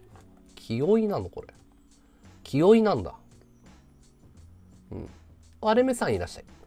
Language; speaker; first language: Japanese; native; Japanese